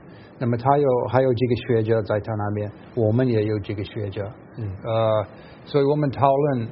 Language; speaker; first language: Chinese; non-native, fluent; English